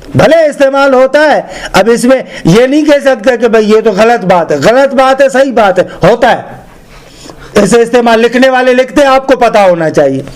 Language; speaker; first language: Urdu; non-native, local second language; Sindhi